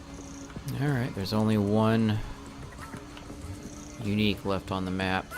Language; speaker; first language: English; native; English